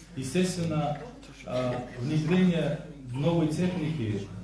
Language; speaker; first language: Russian; non-native, local second language; Tajik